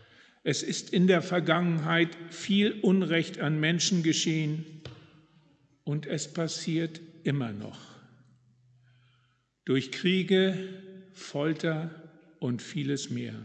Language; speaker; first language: German; native; German